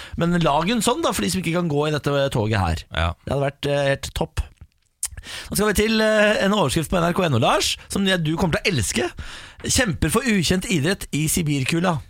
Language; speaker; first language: Norwegian; native; Norwegian